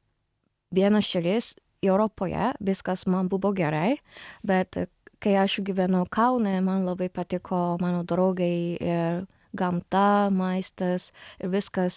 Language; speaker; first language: Lithuanian; non-native, learner; Japanese